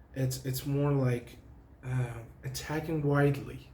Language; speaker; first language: English; non-native, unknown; Persian